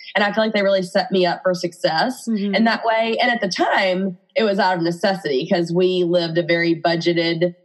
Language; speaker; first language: English; native; English